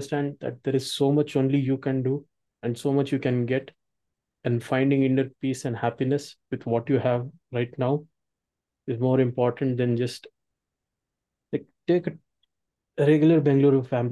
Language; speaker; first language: English; non-native, local second language; Kannada